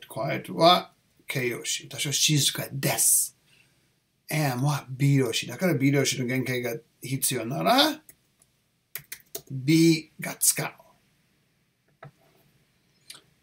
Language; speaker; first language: Japanese; non-native, learner; English